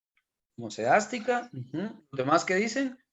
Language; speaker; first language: Spanish; native; Spanish